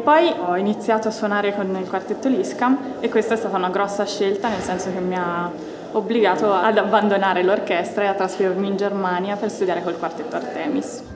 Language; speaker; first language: Italian; native; Italian